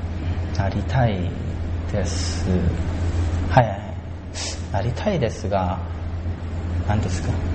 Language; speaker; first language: Japanese; non-native, learner; Korean